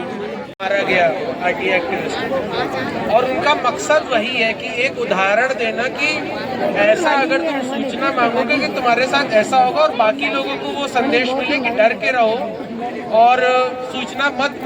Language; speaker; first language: Hindi; native; Hindi